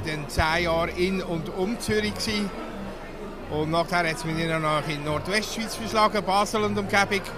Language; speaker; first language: German; native; German